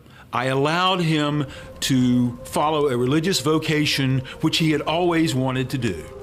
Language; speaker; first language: English; native; English